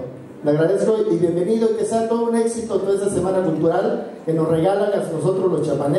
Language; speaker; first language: Spanish; native; Spanish